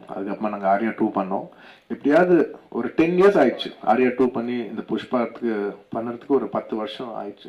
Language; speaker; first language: Tamil; non-native, local second language; Telugu